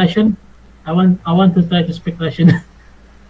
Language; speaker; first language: English; non-native, fluent; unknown